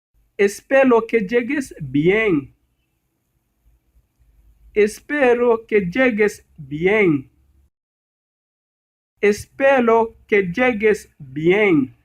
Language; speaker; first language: Spanish; non-native, learner; Haitian Creole